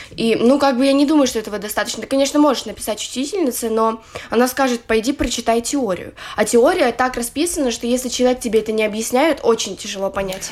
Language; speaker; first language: Russian; native; Russian